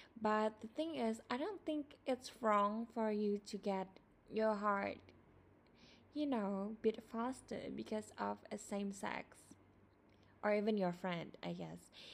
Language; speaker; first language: English; non-native, fluent; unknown